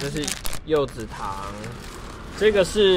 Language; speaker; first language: Chinese; native; Chinese